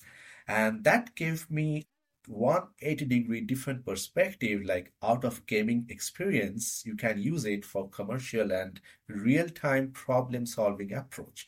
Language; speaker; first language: English; non-native, local second language; Bangla